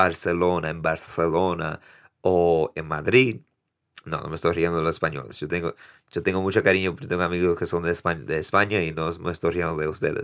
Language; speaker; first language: Spanish; early bilingual, heritage; Spanish